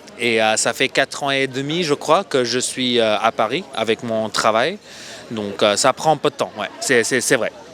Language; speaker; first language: French; non-native, fluent; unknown